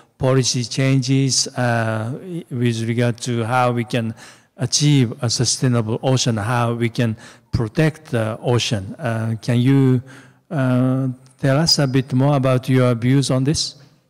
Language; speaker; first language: English; non-native, fluent; Japanese